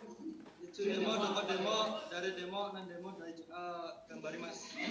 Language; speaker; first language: Japanese; non-native, learner; Indonesian